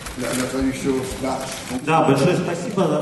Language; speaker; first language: French; non-native, fluent; Russian